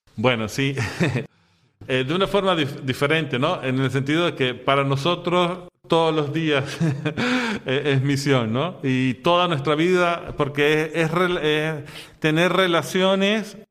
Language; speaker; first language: Spanish; native; Spanish